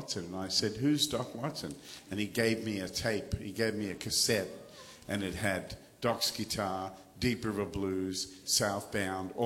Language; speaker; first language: English; native; English